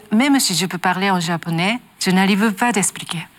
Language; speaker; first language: French; non-native, learner; Japanese